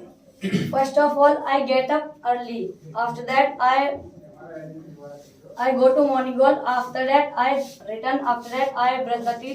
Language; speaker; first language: English; non-native, learner; Hindi